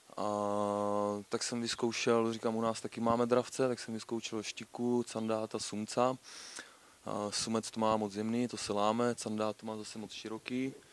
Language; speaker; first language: Czech; native; Czech